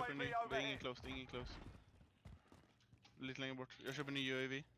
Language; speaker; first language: Swedish; native; Swedish